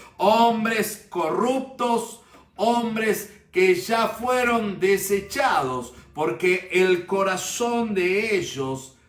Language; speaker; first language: Spanish; native; Spanish